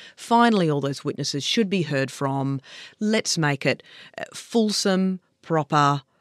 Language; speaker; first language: English; native; English